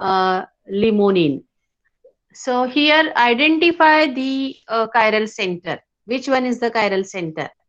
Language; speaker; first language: English; non-native, local second language; Hindi